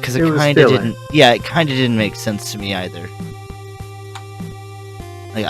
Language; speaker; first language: English; native; English